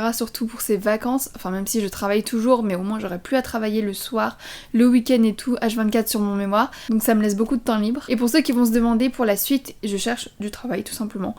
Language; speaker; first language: French; early bilingual, other home language; Vietnamese